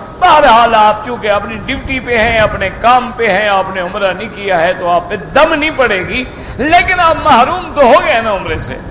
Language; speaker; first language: Urdu; native; Urdu